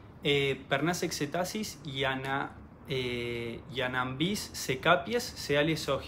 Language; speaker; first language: Greek; early bilingual, heritage; Spanish